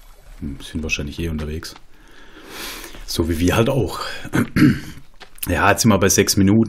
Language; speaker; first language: German; native; German